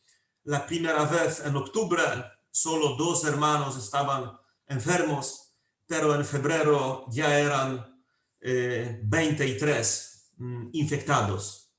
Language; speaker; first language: Spanish; non-native, fluent; Polish